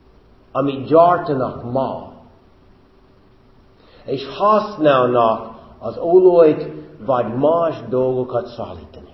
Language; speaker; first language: Hungarian; non-native, fluent; English